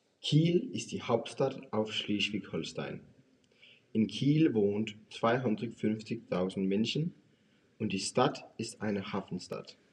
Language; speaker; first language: German; non-native, learner; Danish